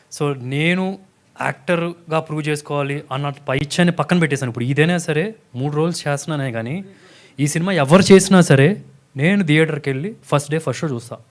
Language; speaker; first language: Telugu; native; Telugu